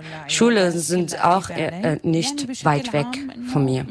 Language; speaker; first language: German; non-native, learner; Arabic